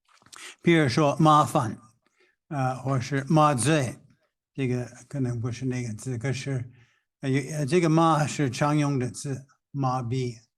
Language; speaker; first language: Chinese; non-native, fluent; English